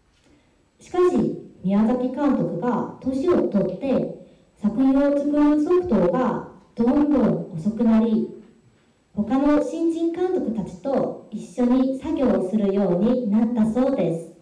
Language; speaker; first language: Japanese; non-native, fluent; Korean